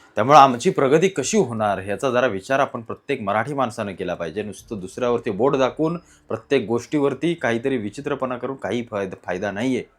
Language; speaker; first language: Marathi; native; Marathi